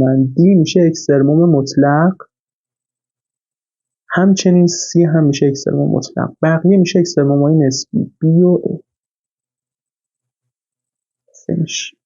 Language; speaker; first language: Persian; native; Persian